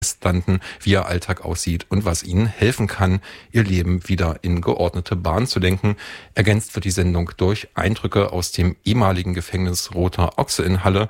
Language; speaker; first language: German; native; German